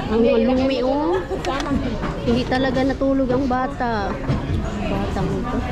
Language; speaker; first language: Filipino; non-native, local second language; Cebuano